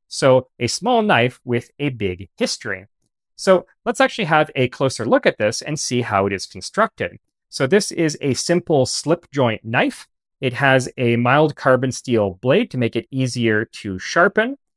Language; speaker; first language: English; native; English